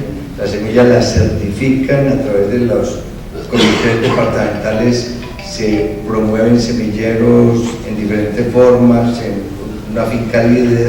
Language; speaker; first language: Spanish; native; Spanish